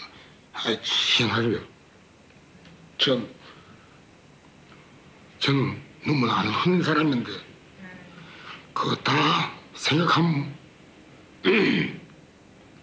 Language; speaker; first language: Korean; early bilingual, heritage; Korean